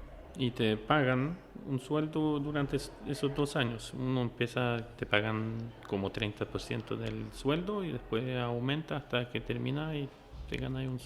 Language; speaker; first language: Spanish; non-native, fluent; Norwegian